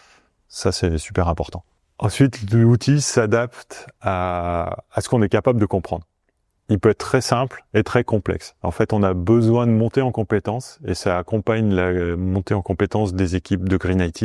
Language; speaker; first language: French; native; French